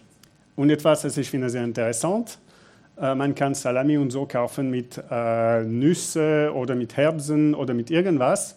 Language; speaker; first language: German; non-native, fluent; French